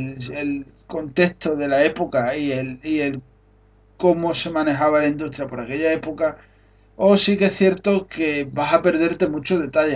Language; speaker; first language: Spanish; native; Spanish